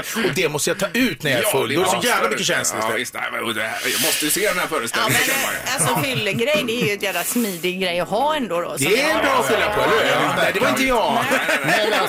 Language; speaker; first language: Swedish; native; Swedish